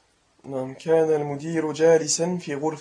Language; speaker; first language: Arabic; non-native, learner; French